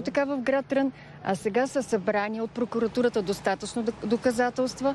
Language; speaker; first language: Bulgarian; native; Bulgarian